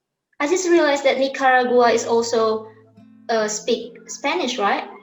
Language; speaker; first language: English; non-native, learner; Indonesian